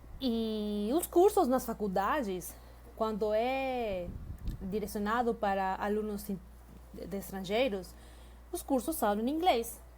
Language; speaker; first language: Portuguese; non-native, fluent; Spanish